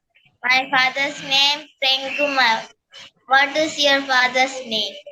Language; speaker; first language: English; non-native, learner; Tamil